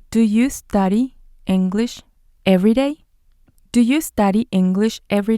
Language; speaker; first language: English; non-native, fluent; Spanish